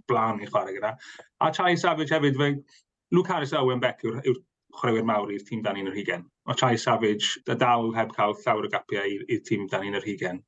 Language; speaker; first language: Welsh; native; Welsh